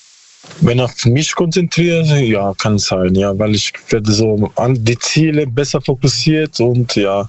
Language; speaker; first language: German; non-native, learner; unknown